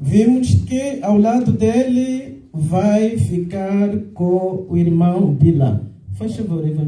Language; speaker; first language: Portuguese; non-native, local second language; Lingala